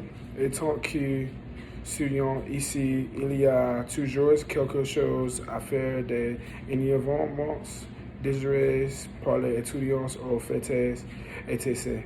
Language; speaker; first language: French; non-native, learner; English